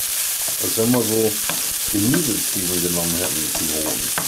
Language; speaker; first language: German; native; German